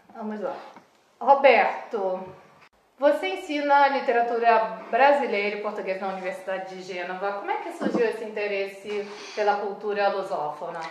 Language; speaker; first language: Portuguese; native; Portuguese